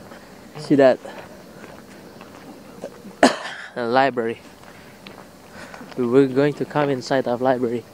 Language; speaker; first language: English; non-native, learner; Indonesian